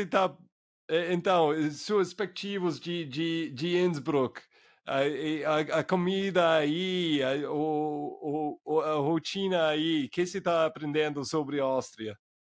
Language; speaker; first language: Portuguese; non-native, fluent; English